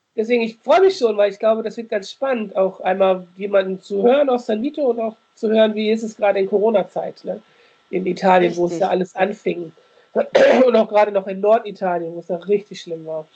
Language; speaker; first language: German; native; German